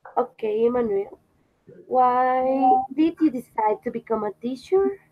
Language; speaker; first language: English; non-native, fluent; Spanish